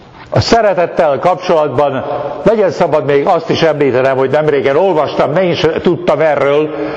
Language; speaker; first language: Hungarian; native; Hungarian